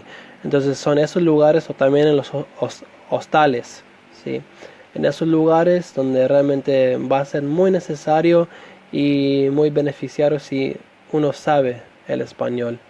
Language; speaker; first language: Spanish; non-native, fluent; English